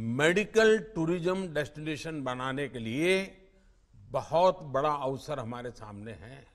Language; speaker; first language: Hindi; non-native, local second language; Gujarati